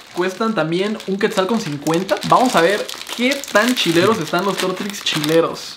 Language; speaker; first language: Spanish; native; Spanish